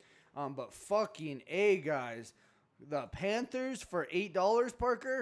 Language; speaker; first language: English; native; English